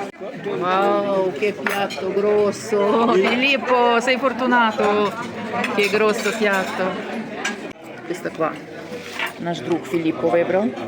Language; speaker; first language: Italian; non-native, learner; Ukrainian